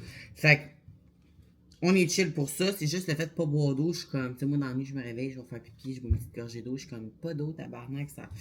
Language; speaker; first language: French; native; French